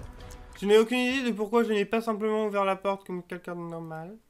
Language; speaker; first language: French; native; French